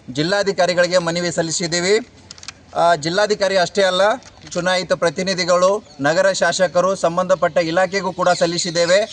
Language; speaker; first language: Kannada; non-native, local second language; Lambadi